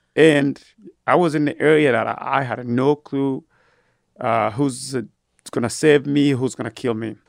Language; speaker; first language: English; non-native, fluent; Rundi